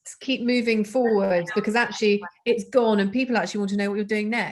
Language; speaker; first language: English; native; English